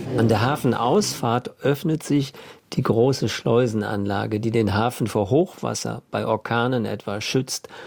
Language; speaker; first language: German; native; German